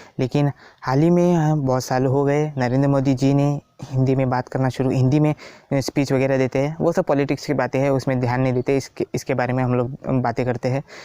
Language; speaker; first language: Hindi; non-native, local second language; Konkani